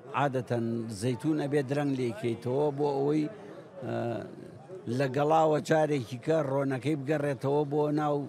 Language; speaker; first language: Central Kurdish; native; Central Kurdish